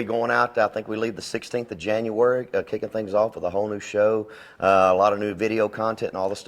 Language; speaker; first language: English; native; English